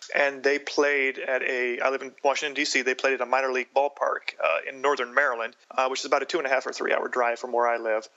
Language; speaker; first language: English; native; English